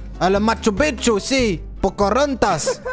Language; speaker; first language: Spanish; non-native, learner; French